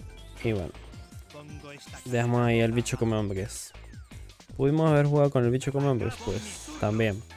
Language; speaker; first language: Spanish; native; Spanish